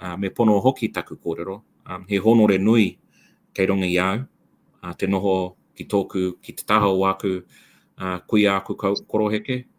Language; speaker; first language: Māori; non-native, local second language; English